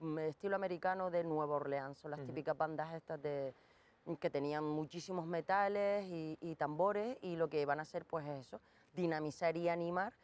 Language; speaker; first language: Spanish; native; Spanish